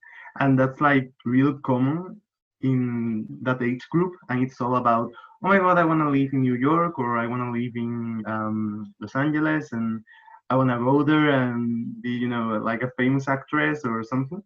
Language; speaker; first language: English; non-native, fluent; Spanish